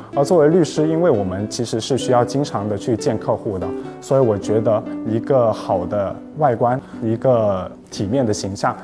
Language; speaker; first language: Chinese; native; Chinese